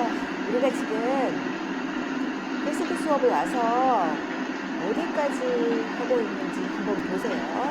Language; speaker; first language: Korean; native; Korean